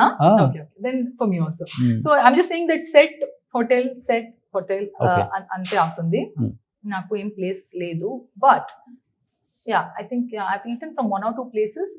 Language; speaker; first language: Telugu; non-native, local second language; Tulu